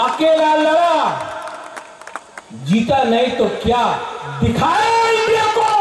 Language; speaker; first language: Hindi; non-native, local second language; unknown